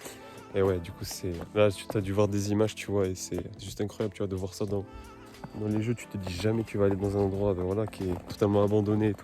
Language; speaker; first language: French; native; French